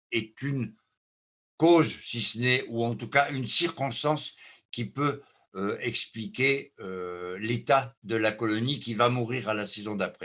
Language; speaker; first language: French; native; French